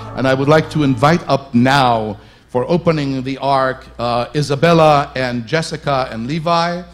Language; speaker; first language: English; native; English